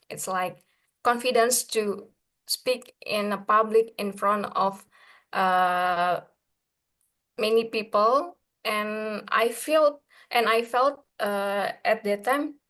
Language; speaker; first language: English; non-native, learner; Indonesian